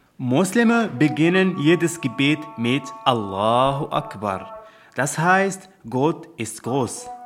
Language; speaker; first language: German; non-native, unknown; Arabic